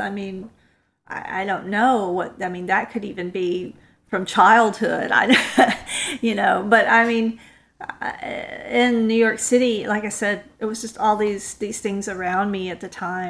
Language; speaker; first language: English; native; English